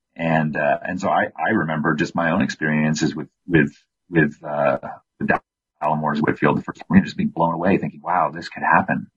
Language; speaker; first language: English; native; English